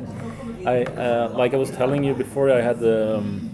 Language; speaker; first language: English; early bilingual, other home language; Swedish